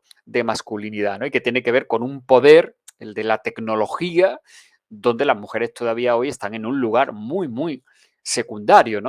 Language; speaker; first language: Spanish; native; Spanish